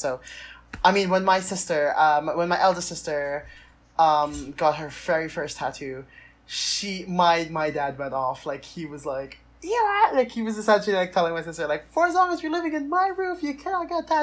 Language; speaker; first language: English; non-native, local second language; Filipino